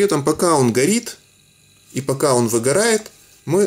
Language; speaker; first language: Russian; native; Russian